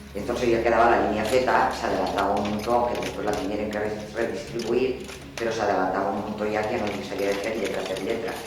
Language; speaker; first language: Spanish; non-native, local second language; Catalan